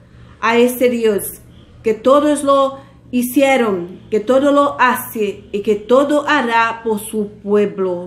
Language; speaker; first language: Spanish; non-native, fluent; Portuguese